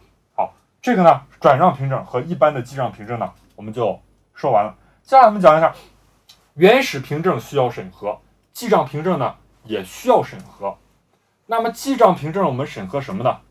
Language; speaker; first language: Chinese; native; Chinese